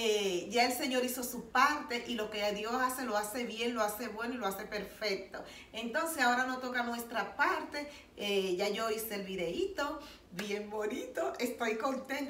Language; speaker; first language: Spanish; native; Spanish